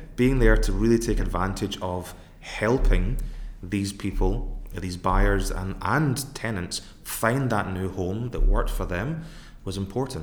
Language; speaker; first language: English; native; English